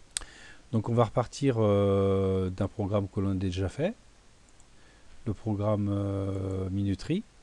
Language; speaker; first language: French; native; French